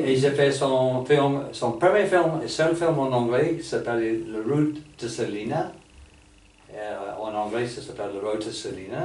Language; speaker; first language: French; non-native, fluent; English